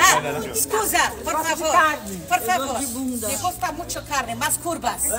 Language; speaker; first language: Spanish; non-native, learner; Arabic